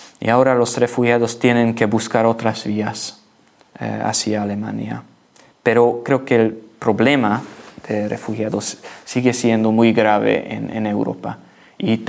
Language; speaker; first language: Spanish; non-native, learner; Hungarian